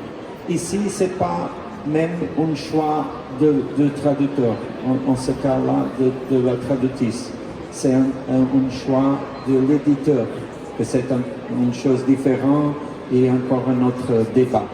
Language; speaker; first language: French; non-native, fluent; Portuguese